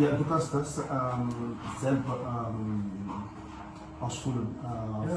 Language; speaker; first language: German; non-native, learner; Malagasy